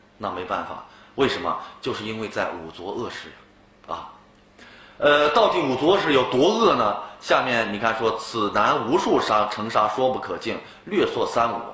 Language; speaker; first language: Chinese; native; Chinese